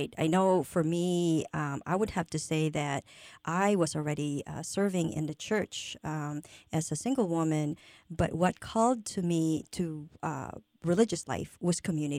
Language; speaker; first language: English; non-native, local second language; Filipino